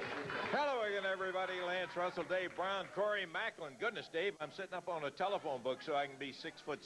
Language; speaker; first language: English; native; English